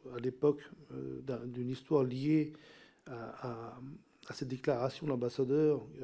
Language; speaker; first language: French; non-native, local second language; Min Nan Chinese